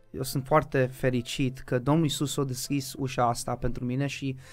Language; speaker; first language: Romanian; early bilingual, heritage; Romanian